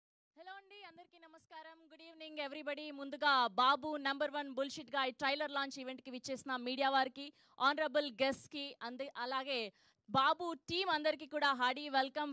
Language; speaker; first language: Telugu; native; Telugu